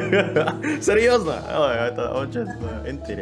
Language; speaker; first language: Russian; non-native, learner; Indonesian